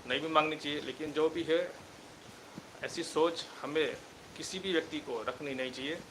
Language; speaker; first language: Hindi; non-native, local second language; Gujarati